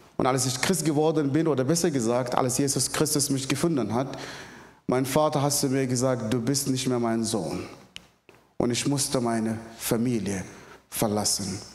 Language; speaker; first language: German; non-native, fluent; Arabic